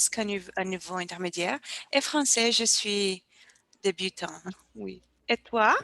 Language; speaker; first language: French; non-native, learner; Portuguese